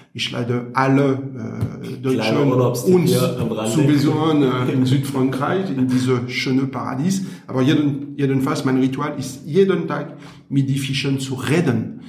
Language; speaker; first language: German; non-native, learner; French